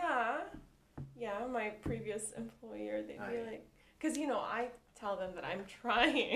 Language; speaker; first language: English; non-native, local second language; Cebuano